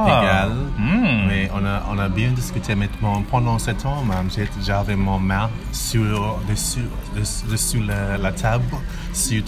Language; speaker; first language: French; non-native, learner; English